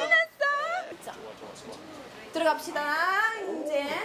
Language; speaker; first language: Korean; non-native, learner; English